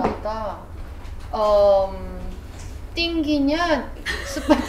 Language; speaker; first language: Indonesian; non-native, learner; Korean